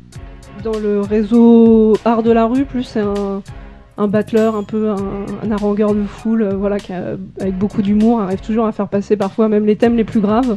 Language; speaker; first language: French; native; French